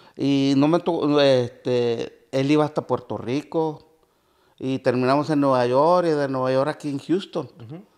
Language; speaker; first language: Spanish; native; Spanish